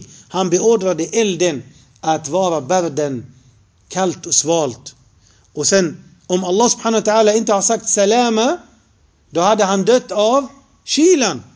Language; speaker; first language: Swedish; non-native, fluent; Arabic